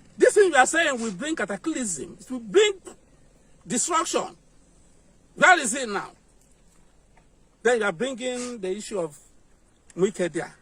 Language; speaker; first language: English; non-native, local second language; Igbo